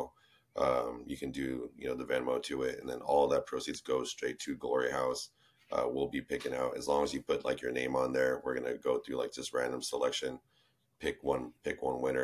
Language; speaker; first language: English; native; English